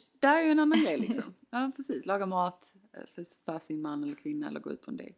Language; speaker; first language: Swedish; native; Swedish